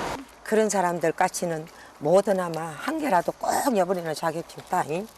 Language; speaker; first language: Korean; native; Korean